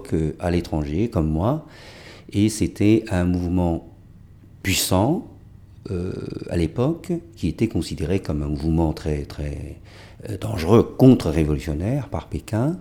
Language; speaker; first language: French; non-native, fluent; Chinese